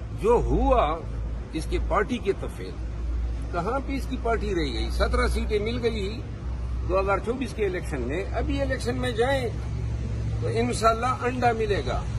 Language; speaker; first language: Urdu; non-native, local second language; Pashto